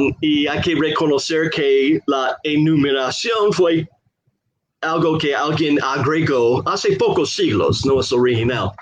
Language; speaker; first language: Spanish; non-native, fluent; English